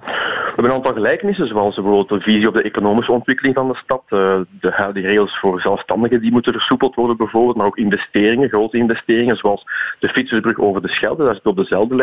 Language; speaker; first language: Dutch; native; Dutch